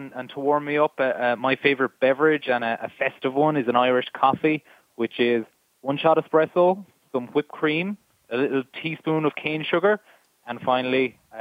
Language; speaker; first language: English; native; English